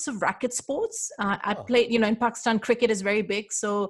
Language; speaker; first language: English; non-native, local second language; Urdu